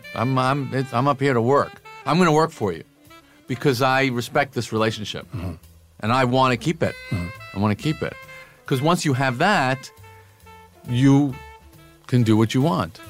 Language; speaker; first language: English; native; English